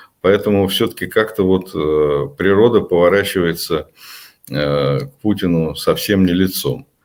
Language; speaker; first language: Russian; native; Russian